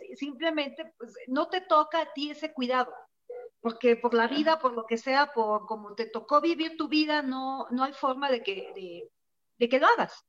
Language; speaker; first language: Spanish; native; Spanish